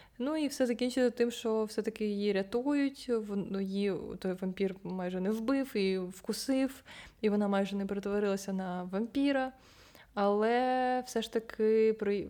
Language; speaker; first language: Ukrainian; non-native, local second language; Russian